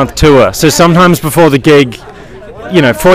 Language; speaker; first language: English; native; English